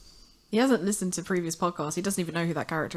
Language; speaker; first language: English; native; English